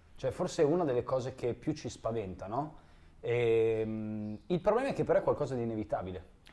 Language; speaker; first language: Italian; native; Italian